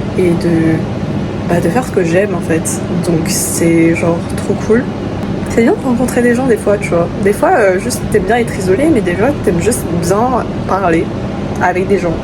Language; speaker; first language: French; early bilingual, other home language; Vietnamese